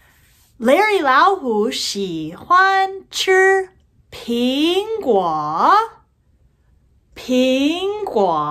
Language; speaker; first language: Chinese; non-native, fluent; English